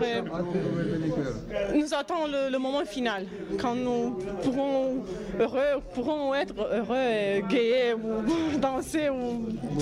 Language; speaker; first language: French; non-native, learner; Romanian